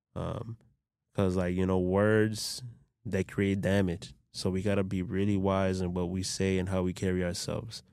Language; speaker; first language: English; early bilingual, other home language; Spanish